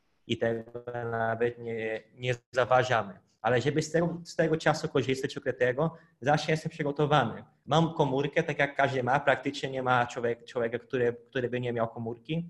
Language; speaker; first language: Polish; non-native, fluent; Portuguese